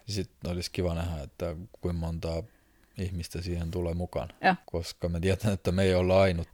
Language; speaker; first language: Finnish; non-native, fluent; Estonian